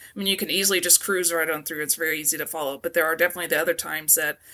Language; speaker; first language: English; native; English